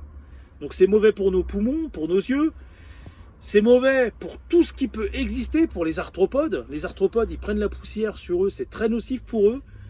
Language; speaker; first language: French; native; French